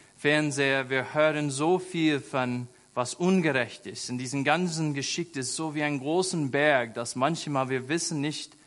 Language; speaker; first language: German; non-native, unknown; English